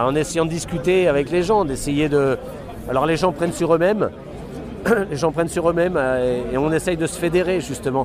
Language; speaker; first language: French; native; French